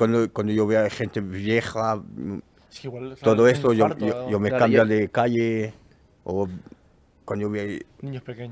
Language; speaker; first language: Spanish; non-native, learner; French